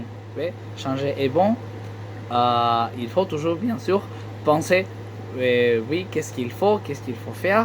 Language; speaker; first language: French; non-native, learner; Spanish